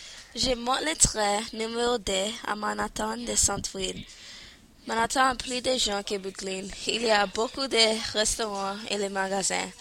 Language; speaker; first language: French; non-native, learner; English